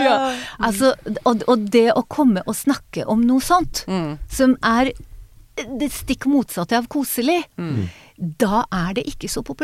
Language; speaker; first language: Norwegian; non-native, fluent; Hebrew